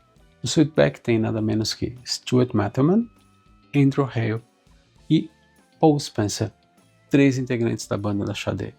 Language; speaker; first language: Portuguese; native; Portuguese